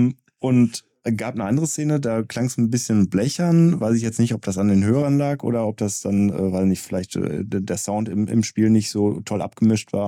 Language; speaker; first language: German; native; German